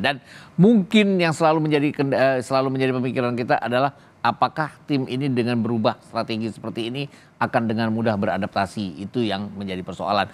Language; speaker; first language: Indonesian; native; Indonesian